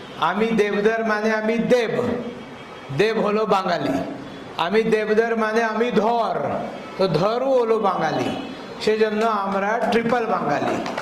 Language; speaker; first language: Bangla; non-native, local second language; Marathi